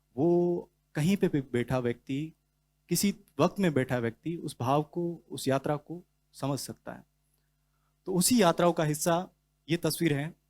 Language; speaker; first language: Hindi; native; Hindi